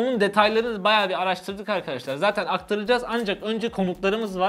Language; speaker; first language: Turkish; native; Turkish